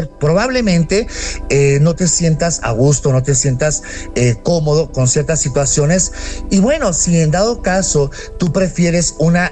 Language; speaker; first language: Spanish; native; Spanish